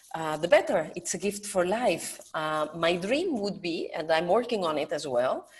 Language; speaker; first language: English; non-native, fluent; Spanish